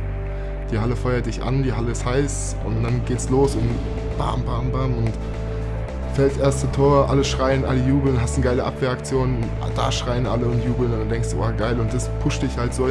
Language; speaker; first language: German; native; German